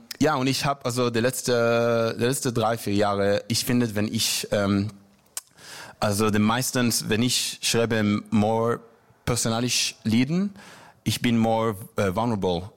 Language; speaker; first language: German; non-native, learner; Hebrew